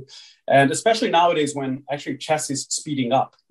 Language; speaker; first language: English; early bilingual, other home language; Hungarian